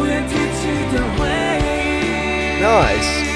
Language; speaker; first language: Chinese; non-native, learner; English